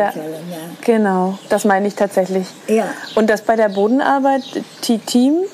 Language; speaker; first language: German; native; German